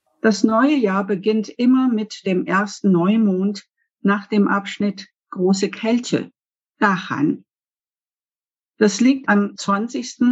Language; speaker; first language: German; non-native, fluent; Chinese